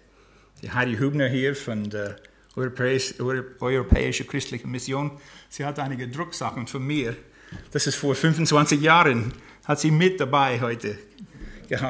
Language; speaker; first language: German; non-native, fluent; English